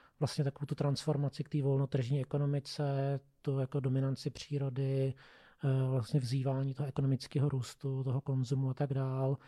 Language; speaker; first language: Czech; native; Czech